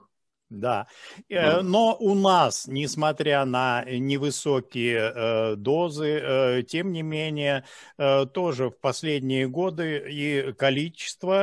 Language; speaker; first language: Russian; native; Russian